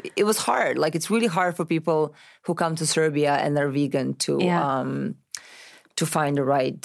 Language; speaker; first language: English; non-native, fluent; Serbian